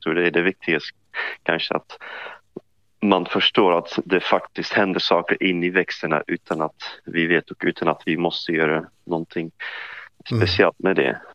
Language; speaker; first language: Swedish; non-native, fluent; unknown